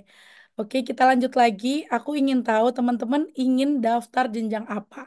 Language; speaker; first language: Indonesian; native; Indonesian